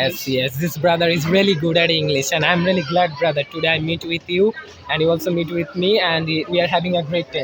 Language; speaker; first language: English; non-native, fluent; Bangla